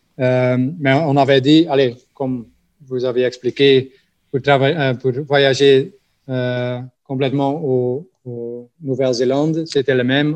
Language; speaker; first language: French; non-native, local second language; Dutch